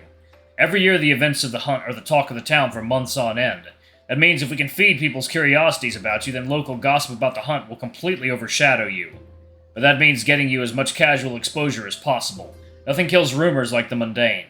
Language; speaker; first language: English; native; English